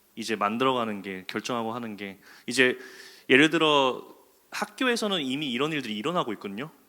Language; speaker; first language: Korean; early bilingual, heritage; Korean